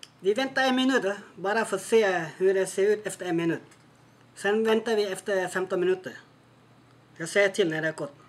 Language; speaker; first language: Swedish; non-native, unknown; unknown